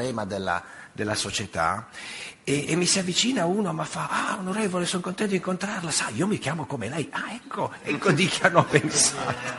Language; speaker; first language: Italian; native; Italian